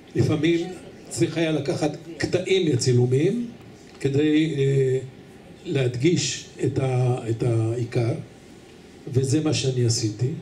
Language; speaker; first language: Hebrew; native; Hebrew